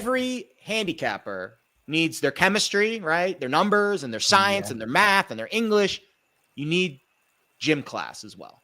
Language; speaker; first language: English; native; English